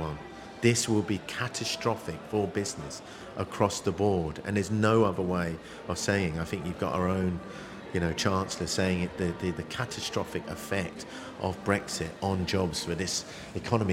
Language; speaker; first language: English; native; English